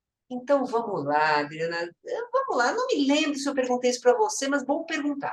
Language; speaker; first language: Portuguese; native; Portuguese